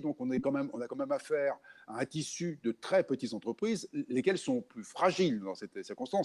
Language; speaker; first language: French; native; French